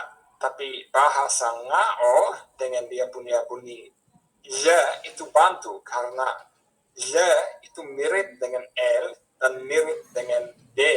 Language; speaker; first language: Indonesian; non-native, fluent; English